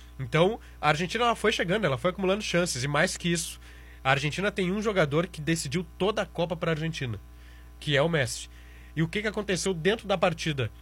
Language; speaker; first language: Portuguese; native; Portuguese